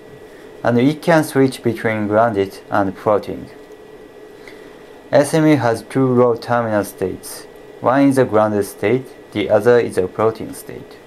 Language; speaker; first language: English; non-native, fluent; Japanese